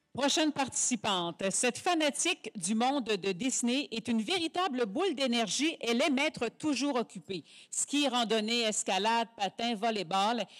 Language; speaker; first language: French; native; French